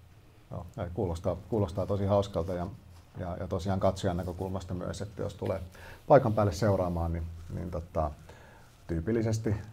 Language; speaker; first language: Finnish; native; Finnish